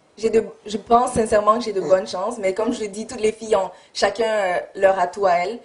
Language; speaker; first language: French; early bilingual, other home language; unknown